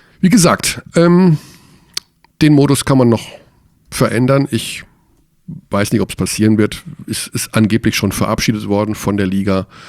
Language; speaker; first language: German; native; German